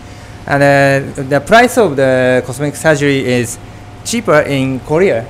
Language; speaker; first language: English; non-native, fluent; Japanese